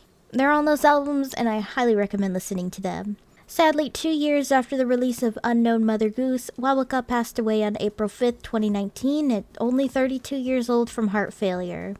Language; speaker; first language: English; native; English